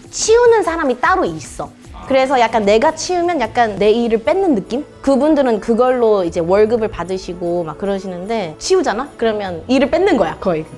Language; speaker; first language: Korean; early bilingual, heritage; Korean